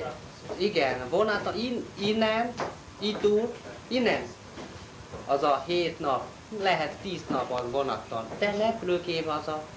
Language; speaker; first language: Hungarian; non-native, learner; Chinese